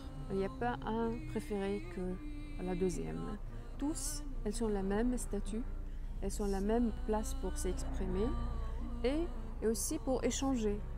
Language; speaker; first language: French; non-native, fluent; Arabic